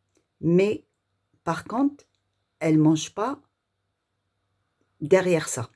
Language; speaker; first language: French; non-native, local second language; Arabic